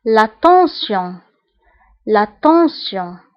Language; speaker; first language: French; non-native, local second language; Arabic